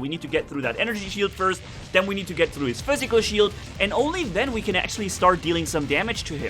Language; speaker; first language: English; non-native, fluent; German